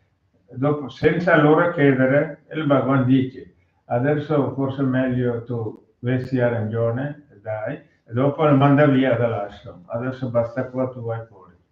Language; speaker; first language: Italian; non-native, learner; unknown